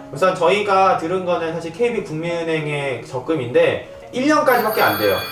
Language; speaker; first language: Korean; native; Korean